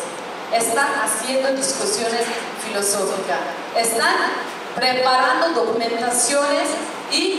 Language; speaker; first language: Spanish; non-native, fluent; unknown